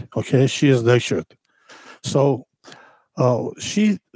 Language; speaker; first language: English; non-native, fluent; Georgian